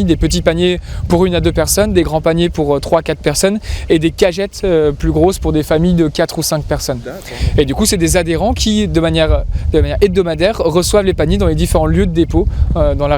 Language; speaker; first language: French; native; French